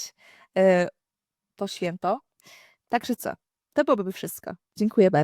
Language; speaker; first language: Polish; native; Polish